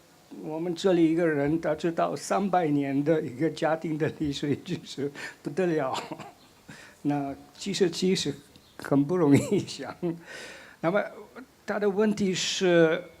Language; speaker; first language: Chinese; non-native, fluent; Slovenian